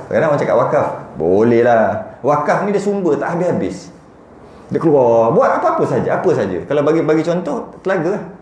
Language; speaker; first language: Malay; native; Malay